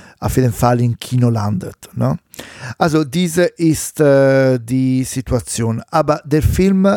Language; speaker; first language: German; non-native, fluent; Italian